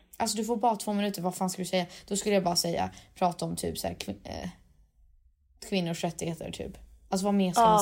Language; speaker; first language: Swedish; native; Swedish